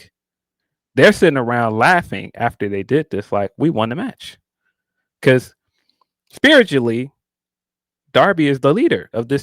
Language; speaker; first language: English; native; English